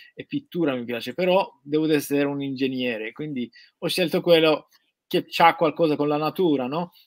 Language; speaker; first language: Italian; non-native, fluent; Persian